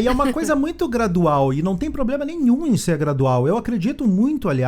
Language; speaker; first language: Portuguese; native; Portuguese